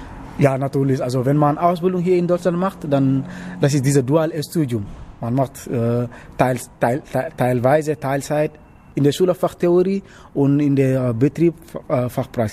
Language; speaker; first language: German; non-native, fluent; Wolof